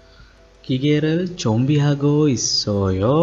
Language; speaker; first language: Korean; non-native, fluent; Sinhala